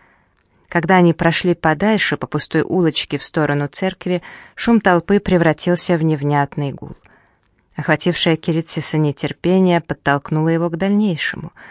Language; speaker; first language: Russian; native; Russian